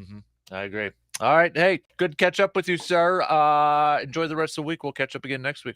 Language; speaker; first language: English; native; English